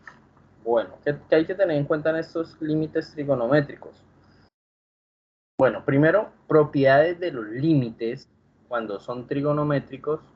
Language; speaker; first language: Spanish; native; Spanish